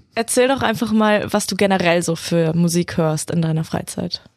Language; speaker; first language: German; native; German